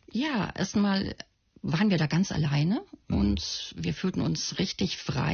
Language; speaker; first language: German; native; German